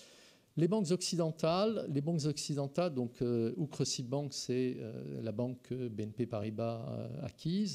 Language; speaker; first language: French; native; French